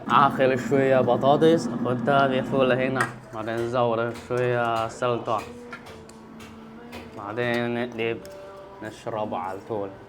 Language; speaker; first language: Arabic; non-native, fluent; Chinese